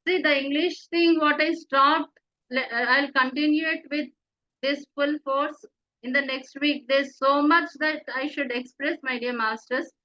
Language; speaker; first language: English; non-native, local second language; Telugu